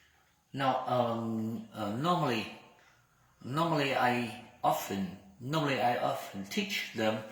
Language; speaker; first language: English; non-native, learner; Vietnamese